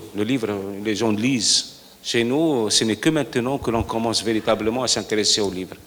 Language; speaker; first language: French; non-native, local second language; Arabic